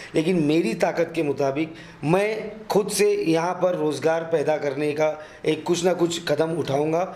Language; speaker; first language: Hindi; non-native, local second language; Urdu